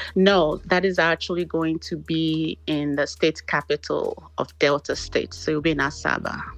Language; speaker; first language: English; non-native, local second language; Igbo